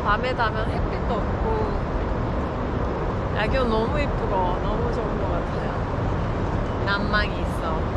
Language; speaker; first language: Korean; non-native, fluent; Japanese